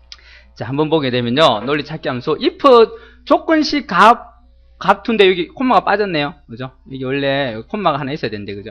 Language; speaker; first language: Korean; native; Korean